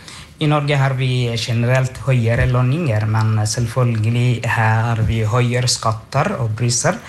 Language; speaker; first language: Norwegian; non-native, fluent; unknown